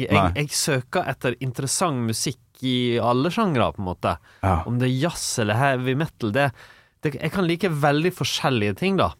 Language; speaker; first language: Norwegian; native; Norwegian